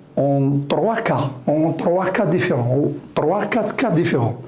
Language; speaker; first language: French; non-native, local second language; Arabic